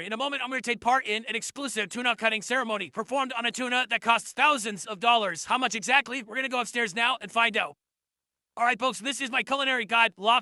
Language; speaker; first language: English; native; English